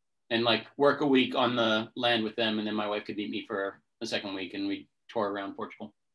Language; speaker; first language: English; native; English